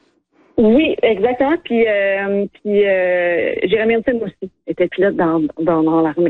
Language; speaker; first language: French; native; French